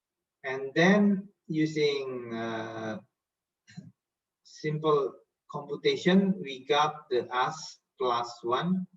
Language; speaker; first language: English; non-native, fluent; Indonesian